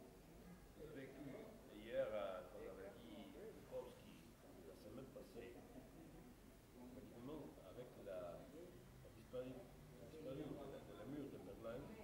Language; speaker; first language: French; non-native, fluent; Italian